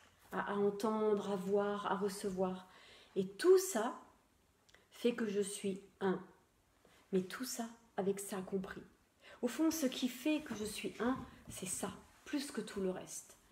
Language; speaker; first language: French; native; French